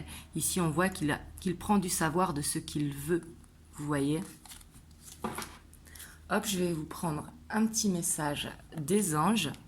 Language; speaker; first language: French; native; French